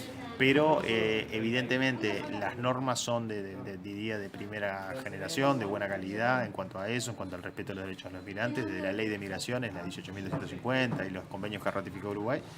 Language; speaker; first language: Spanish; native; Spanish